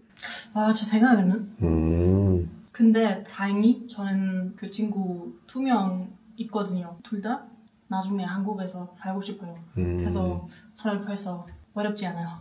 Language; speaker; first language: Korean; non-native, learner; German